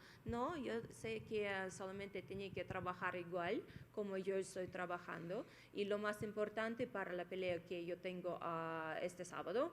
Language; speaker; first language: Spanish; non-native, fluent; Russian